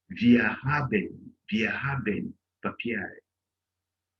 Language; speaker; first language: German; non-native, learner; Bemba